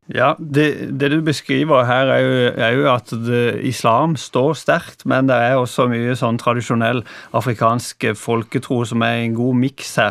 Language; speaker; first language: Norwegian; native; Norwegian